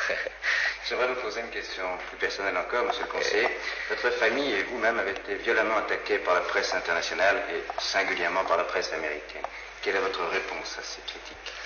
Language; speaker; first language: French; native; French